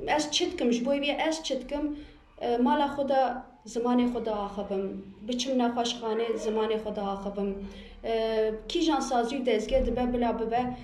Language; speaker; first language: Kurdish; non-native, local second language; Turkish